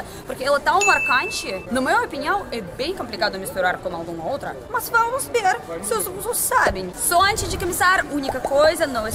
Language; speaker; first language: Portuguese; non-native, learner; Russian